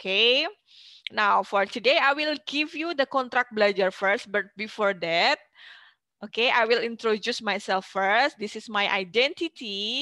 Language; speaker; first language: English; non-native, fluent; Indonesian